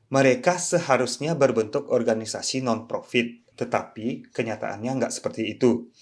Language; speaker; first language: Indonesian; early bilingual, other home language; Japanese